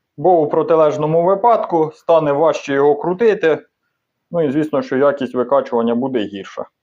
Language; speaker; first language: Ukrainian; native; Ukrainian